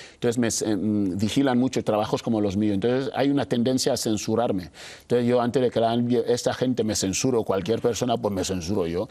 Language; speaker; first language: Spanish; non-native, local second language; Fang